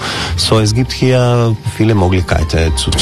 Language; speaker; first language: German; non-native, learner; Croatian